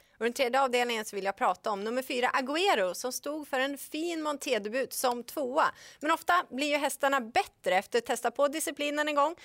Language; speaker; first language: Swedish; native; Swedish